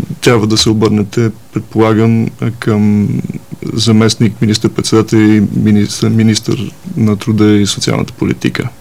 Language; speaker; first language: Bulgarian; native; Bulgarian